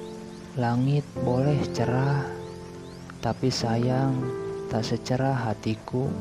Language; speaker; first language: Indonesian; non-native, local second language; Sundanese